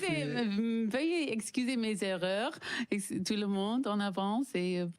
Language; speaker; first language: French; non-native, learner; English